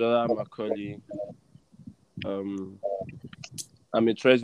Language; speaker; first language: English; non-native, local second language; Yoruba